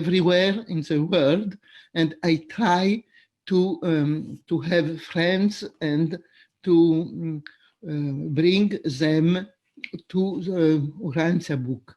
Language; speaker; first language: English; non-native, fluent; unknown